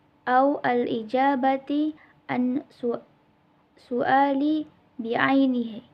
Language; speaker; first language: Arabic; non-native, learner; Indonesian